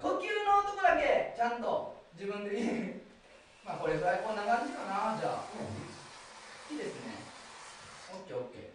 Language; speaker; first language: Japanese; native; Japanese